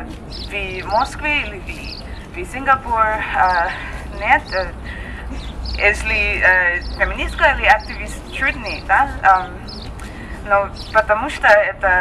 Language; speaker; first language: Russian; non-native, learner; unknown